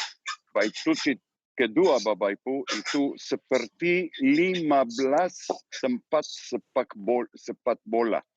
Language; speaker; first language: Indonesian; non-native, learner; Hebrew